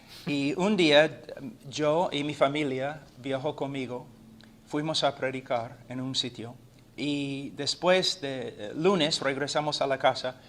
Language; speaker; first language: Spanish; non-native, fluent; English